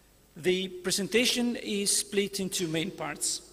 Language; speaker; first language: English; non-native, fluent; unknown